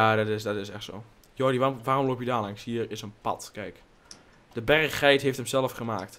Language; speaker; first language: Dutch; native; Dutch